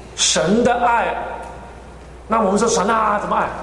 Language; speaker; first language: Chinese; non-native, fluent; Cantonese